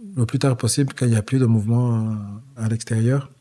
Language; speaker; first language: French; non-native, local second language; Kinyarwanda